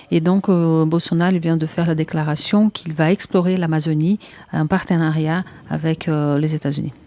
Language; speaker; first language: French; non-native, fluent; Portuguese